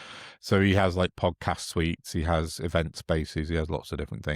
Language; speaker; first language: English; native; English